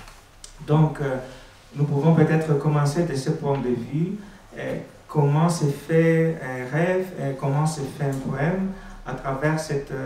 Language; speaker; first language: French; non-native, fluent; Greek